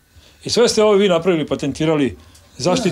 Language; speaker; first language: Bosnian; native; Bosnian